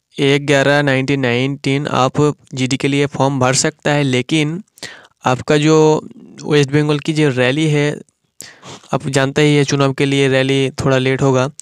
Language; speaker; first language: Hindi; non-native, local second language; Bangla